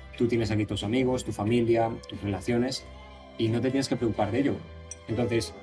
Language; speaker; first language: Spanish; native; Spanish